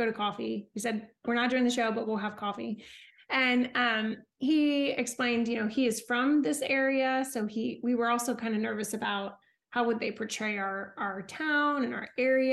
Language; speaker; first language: English; native; English